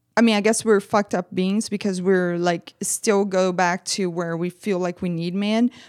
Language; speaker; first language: English; non-native, fluent; Portuguese